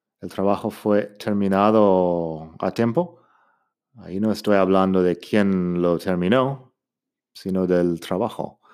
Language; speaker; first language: Spanish; non-native, fluent; English